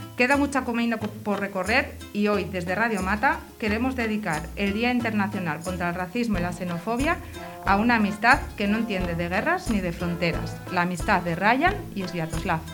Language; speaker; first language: Spanish; native; Spanish